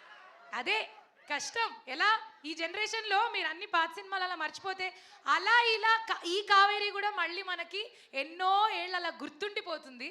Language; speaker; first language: Telugu; native; Telugu